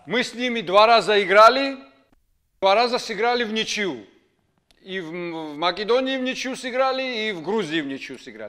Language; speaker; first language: Russian; non-native, fluent; Georgian